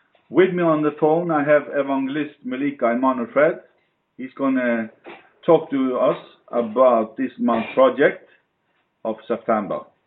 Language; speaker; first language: English; non-native, fluent; Norwegian